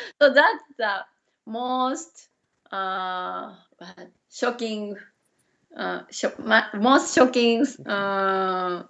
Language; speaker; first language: English; non-native, learner; Japanese